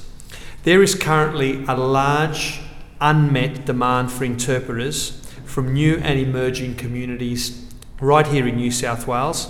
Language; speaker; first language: English; native; English